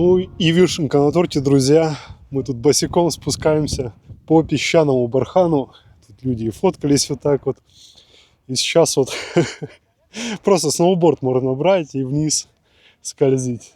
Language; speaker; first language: Russian; native; Russian